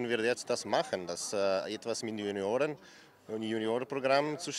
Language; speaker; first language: German; non-native, learner; Slovenian